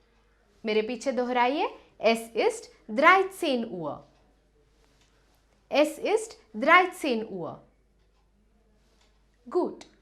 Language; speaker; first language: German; non-native, fluent; Hindi